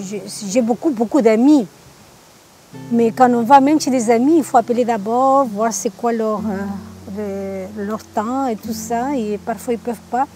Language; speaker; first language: French; native; French